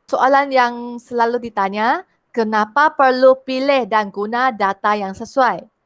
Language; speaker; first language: Malay; non-native, local second language; Chinese